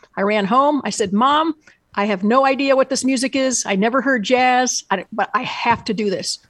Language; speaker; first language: English; native; English